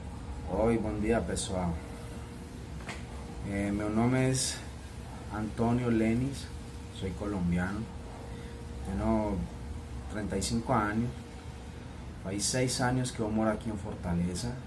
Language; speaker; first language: Portuguese; non-native, fluent; Spanish